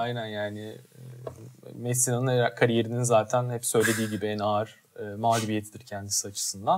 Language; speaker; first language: Turkish; native; Turkish